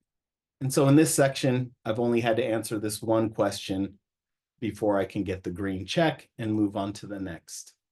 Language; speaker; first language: English; native; English